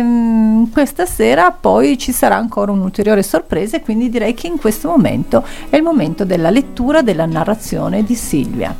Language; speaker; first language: Italian; native; Italian